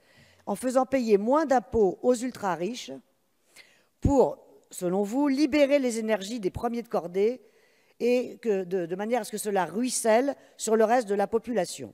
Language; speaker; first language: French; native; French